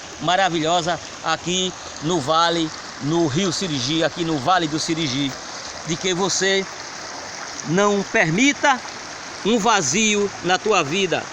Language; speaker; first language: Portuguese; native; Portuguese